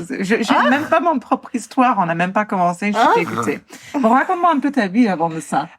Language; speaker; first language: French; native; French